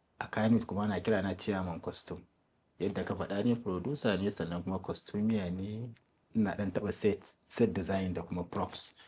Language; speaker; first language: Hausa; native; Hausa